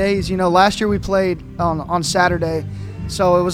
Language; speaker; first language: English; native; English